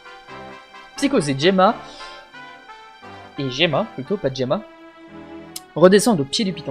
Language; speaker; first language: French; native; French